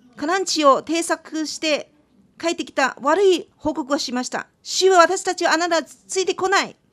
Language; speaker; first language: Japanese; non-native, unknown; Chinese